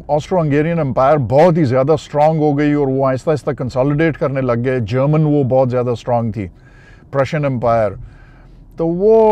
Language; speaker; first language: Urdu; non-native, local second language; Pashto